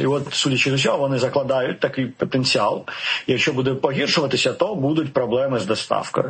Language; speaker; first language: Ukrainian; native; Ukrainian